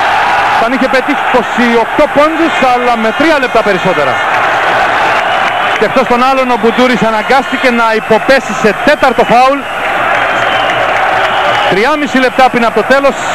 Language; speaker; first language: Greek; native; Greek